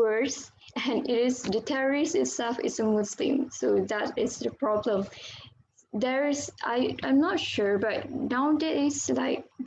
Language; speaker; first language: English; non-native, local second language; Malay